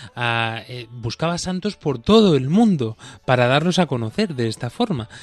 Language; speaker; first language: Spanish; native; Spanish